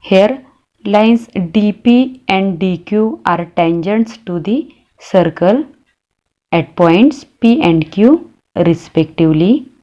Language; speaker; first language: English; non-native, local second language; Marathi